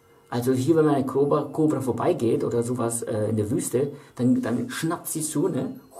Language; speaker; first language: German; native; German